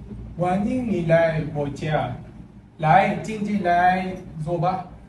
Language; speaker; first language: Chinese; non-native, learner; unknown